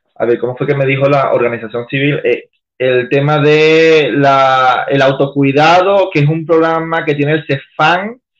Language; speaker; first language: Spanish; native; Spanish